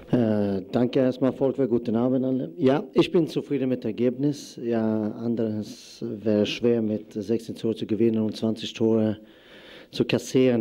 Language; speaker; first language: German; non-native, fluent; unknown